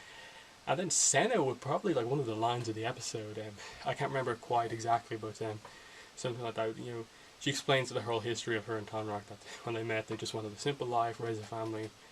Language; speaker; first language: English; native; English